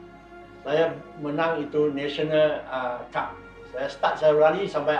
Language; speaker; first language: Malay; non-native, local second language; Chinese